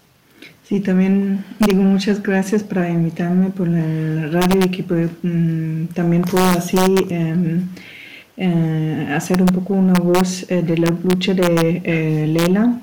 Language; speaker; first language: Spanish; non-native, learner; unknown